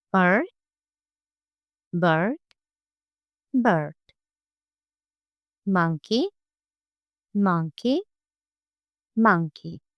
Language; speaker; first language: English; non-native, fluent; Polish